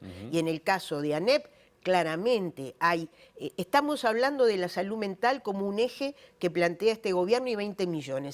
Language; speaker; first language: Spanish; native; Spanish